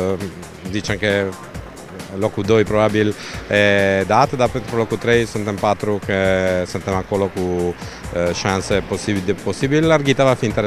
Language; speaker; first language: Romanian; non-native, fluent; Italian